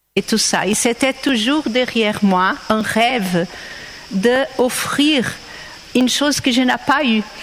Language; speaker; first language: French; non-native, fluent; Portuguese